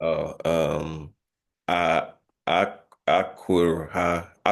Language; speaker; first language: Igbo; non-native, learner; English